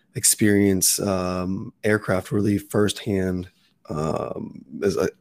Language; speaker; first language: English; native; English